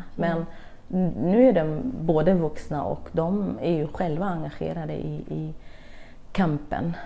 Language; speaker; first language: Swedish; non-native, fluent; Arabic